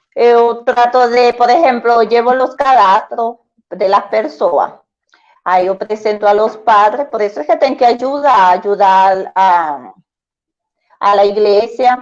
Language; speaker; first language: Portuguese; non-native, learner; Spanish